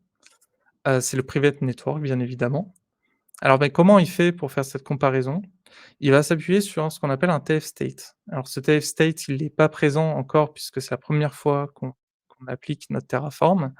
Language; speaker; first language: French; native; French